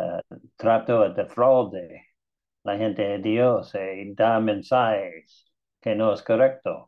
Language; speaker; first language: Spanish; non-native, learner; English